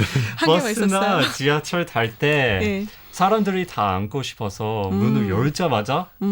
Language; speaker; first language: Korean; non-native, fluent; English